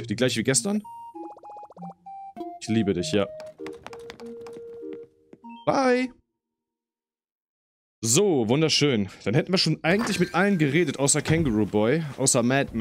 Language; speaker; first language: German; native; German